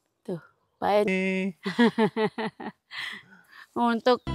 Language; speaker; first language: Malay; non-native, local second language; Javanese